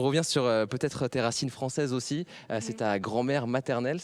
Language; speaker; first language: French; native; French